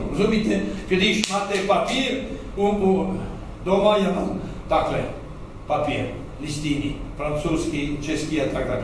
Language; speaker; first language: Czech; non-native, learner; French